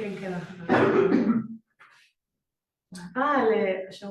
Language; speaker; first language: Hebrew; non-native, learner; English